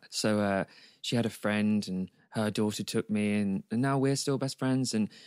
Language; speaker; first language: English; native; English